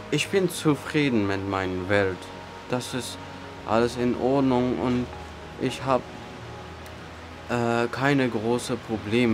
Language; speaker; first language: German; early bilingual, other home language; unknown